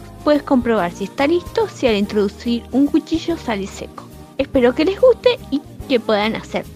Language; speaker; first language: Spanish; native; Spanish